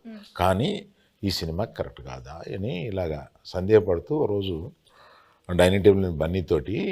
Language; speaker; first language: Telugu; native; Telugu